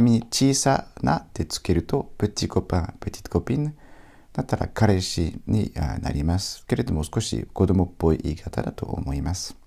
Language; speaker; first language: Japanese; non-native, fluent; French